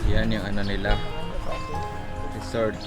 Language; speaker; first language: Filipino; non-native, local second language; Cebuano